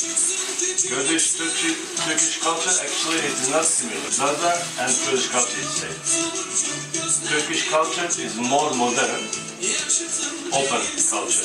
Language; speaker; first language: English; non-native, fluent; Kurdish